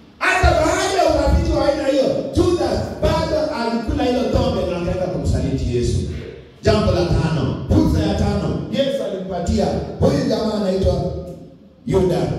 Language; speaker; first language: Swahili; non-native, local second language; Kalenjin